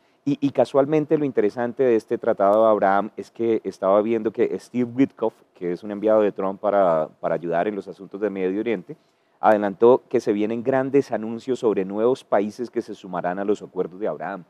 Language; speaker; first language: Spanish; native; Spanish